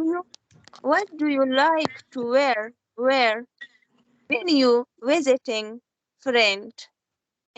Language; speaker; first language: English; non-native, learner; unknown